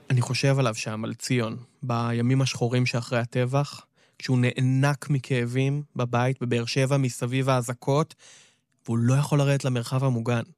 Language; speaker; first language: Hebrew; native; Hebrew